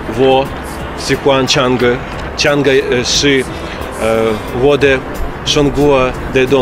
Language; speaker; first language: Chinese; non-native, learner; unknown